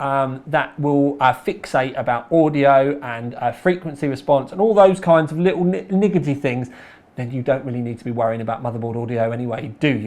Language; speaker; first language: English; native; English